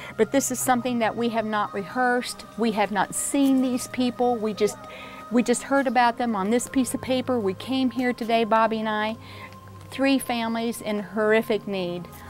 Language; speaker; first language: English; native; English